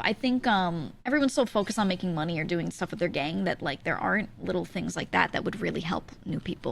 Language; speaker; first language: English; native; English